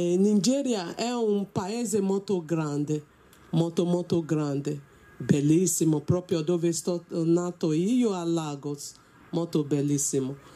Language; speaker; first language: Italian; non-native, learner; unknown